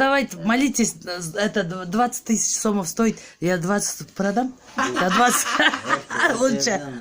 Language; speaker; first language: Russian; non-native, local second language; Kyrgyz